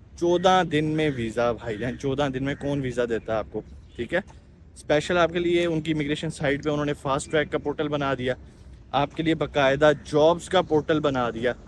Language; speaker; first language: Urdu; native; Urdu